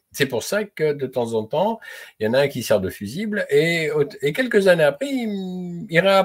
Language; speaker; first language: French; native; French